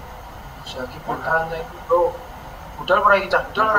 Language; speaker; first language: Indonesian; native; Indonesian